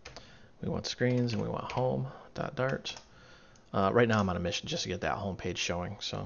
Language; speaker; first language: English; native; English